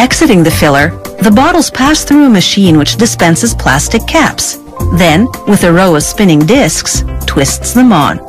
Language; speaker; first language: English; native; English